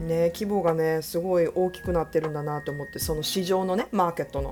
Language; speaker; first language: Japanese; native; Japanese